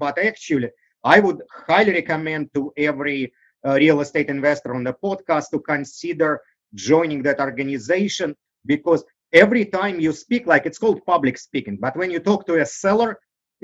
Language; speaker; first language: English; non-native, fluent; Russian